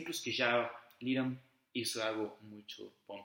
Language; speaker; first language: Portuguese; non-native, fluent; Spanish